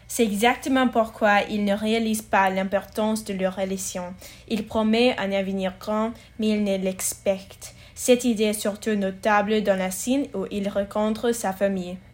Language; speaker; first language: French; non-native, learner; English